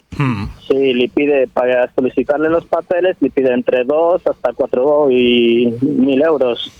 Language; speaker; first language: Spanish; non-native, learner; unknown